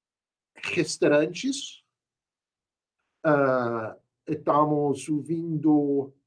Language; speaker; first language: Portuguese; non-native, fluent; English